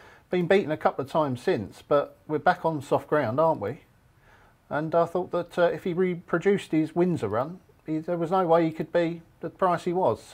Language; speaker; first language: English; native; English